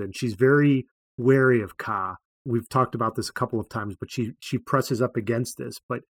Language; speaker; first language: English; native; English